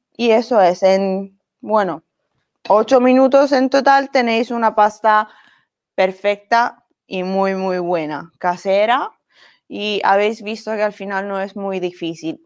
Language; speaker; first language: Spanish; non-native, fluent; Italian